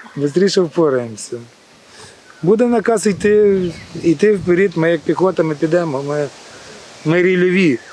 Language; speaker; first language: Ukrainian; native; Ukrainian